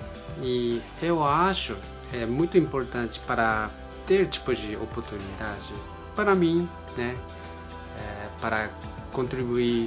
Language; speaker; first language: Portuguese; non-native, learner; Japanese